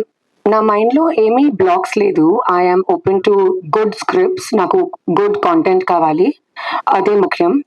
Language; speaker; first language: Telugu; non-native, fluent; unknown